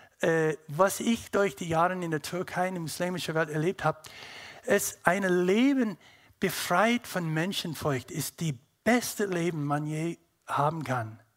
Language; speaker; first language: German; non-native, learner; English